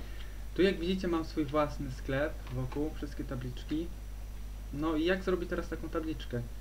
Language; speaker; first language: Polish; native; Polish